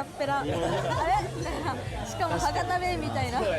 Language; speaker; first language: Japanese; native; Japanese